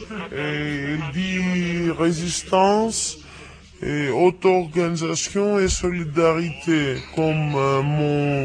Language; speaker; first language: French; non-native, fluent; Greek